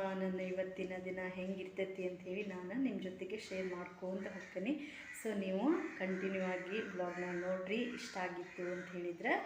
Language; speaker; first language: Kannada; native; Kannada